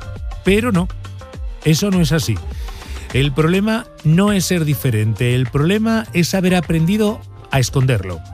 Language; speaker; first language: Spanish; native; Spanish